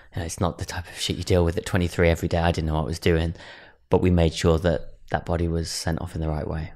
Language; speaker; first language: English; native; English